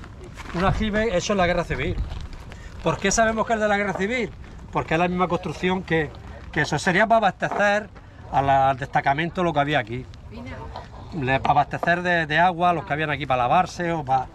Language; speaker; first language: Spanish; native; Spanish